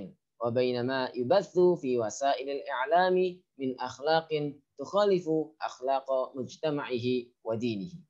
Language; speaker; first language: Arabic; non-native, fluent; Indonesian